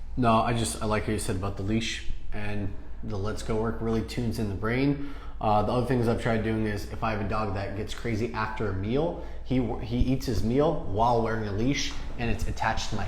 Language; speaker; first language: English; native; English